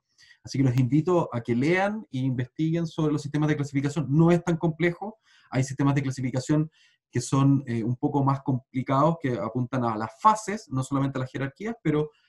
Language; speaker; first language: Spanish; native; Spanish